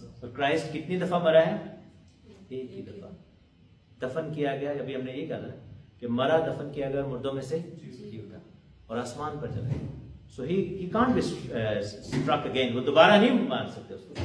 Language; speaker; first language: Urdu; non-native, local second language; Punjabi